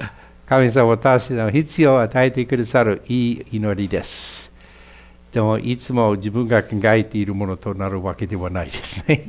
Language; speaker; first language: Japanese; non-native, fluent; English